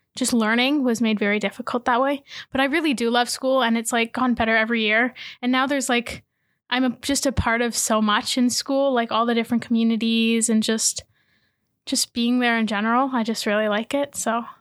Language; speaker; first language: English; native; English